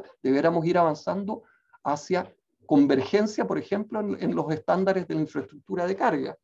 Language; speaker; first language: Spanish; native; Spanish